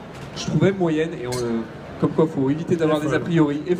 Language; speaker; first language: French; native; French